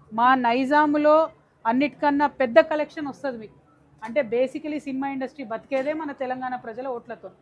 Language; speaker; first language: Telugu; native; Telugu